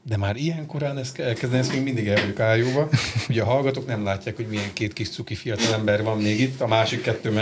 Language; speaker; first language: Hungarian; native; Hungarian